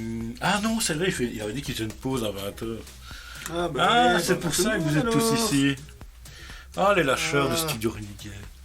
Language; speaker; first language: French; native; French